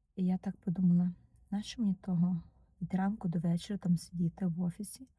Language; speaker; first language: Ukrainian; native; Ukrainian